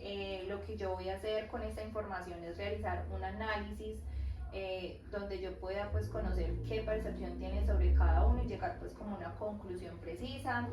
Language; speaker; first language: Spanish; native; Spanish